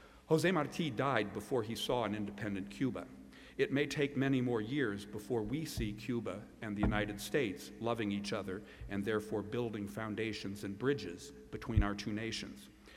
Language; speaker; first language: English; native; English